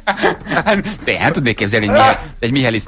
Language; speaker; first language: Hungarian; native; Hungarian